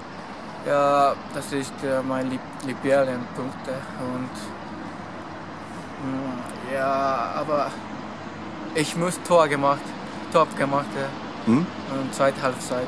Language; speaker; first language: German; non-native, learner; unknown